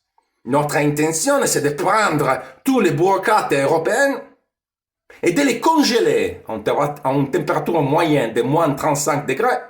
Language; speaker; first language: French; non-native, fluent; Italian